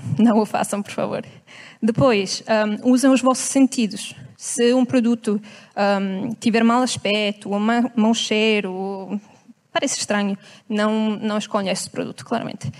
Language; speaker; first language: Portuguese; non-native, fluent; Italian